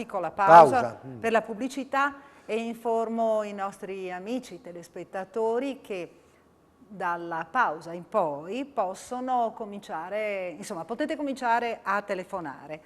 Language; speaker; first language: Italian; native; Italian